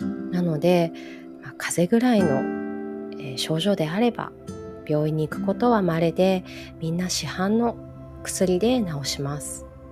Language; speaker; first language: Japanese; early bilingual, other home language; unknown